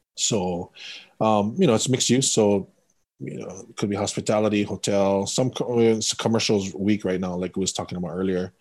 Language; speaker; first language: English; native; English